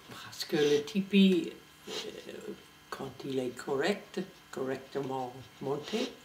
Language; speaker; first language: French; non-native, fluent; English